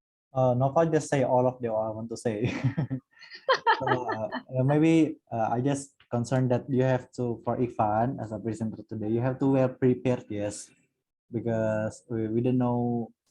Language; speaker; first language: English; non-native, learner; Indonesian